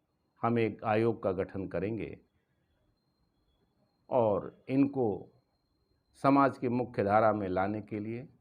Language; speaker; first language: Hindi; native; Hindi